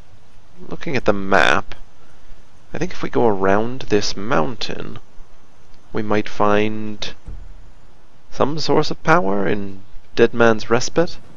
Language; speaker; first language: English; native; English